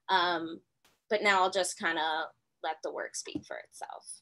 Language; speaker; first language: English; native; English